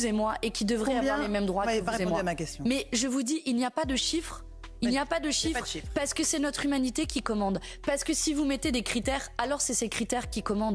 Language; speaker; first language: French; native; French